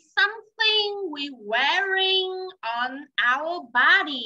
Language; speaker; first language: English; non-native, learner; Vietnamese